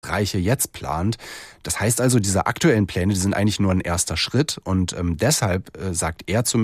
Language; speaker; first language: German; native; German